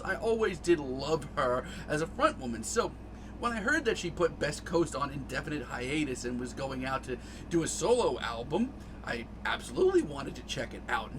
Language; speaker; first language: English; native; English